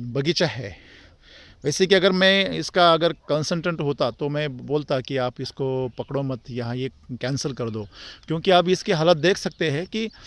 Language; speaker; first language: Hindi; non-native, local second language; Marathi